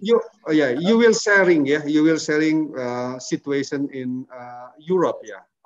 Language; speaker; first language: English; non-native, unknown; Indonesian